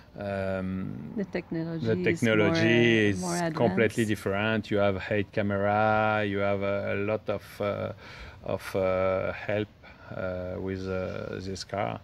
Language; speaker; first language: English; non-native, local second language; French